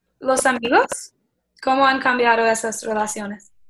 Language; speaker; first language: Spanish; early bilingual, other home language; English